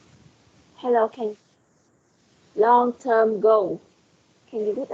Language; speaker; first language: English; non-native, fluent; Vietnamese